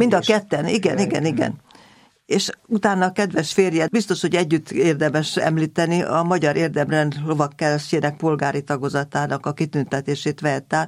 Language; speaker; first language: Hungarian; native; Hungarian